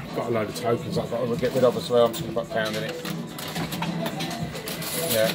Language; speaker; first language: English; native; English